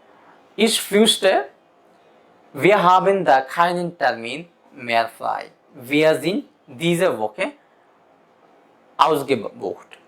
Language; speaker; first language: German; non-native, fluent; Bangla